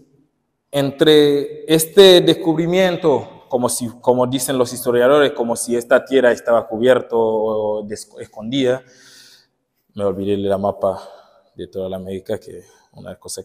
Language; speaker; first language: Spanish; non-native, fluent; Haitian Creole